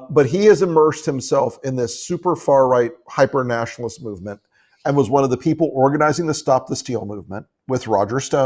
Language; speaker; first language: English; native; English